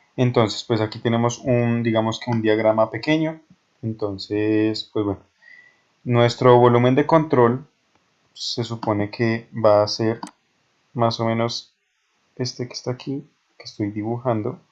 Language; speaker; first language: Spanish; native; Spanish